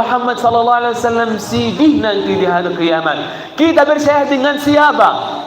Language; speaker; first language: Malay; non-native, fluent; Arabic